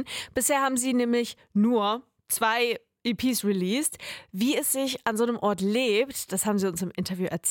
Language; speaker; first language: German; native; German